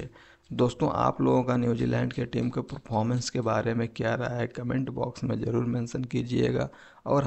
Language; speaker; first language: Hindi; native; Hindi